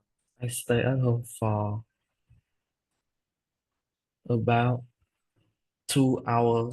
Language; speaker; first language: English; non-native, learner; Vietnamese